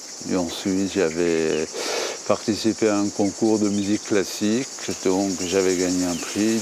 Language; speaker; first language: French; non-native, fluent; Persian